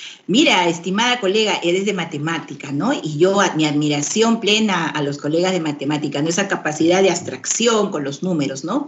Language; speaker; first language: Spanish; native; Spanish